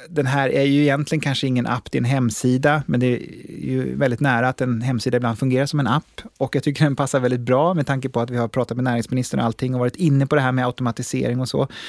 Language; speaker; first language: Swedish; native; Swedish